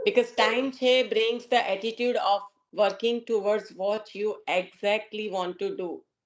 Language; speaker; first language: English; non-native, local second language; Gujarati